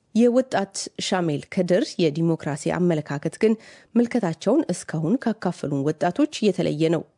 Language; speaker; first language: Amharic; native; Amharic